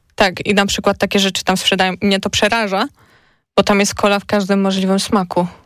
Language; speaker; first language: Polish; native; Polish